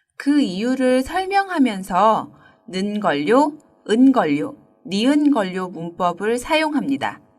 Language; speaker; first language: Korean; native; Korean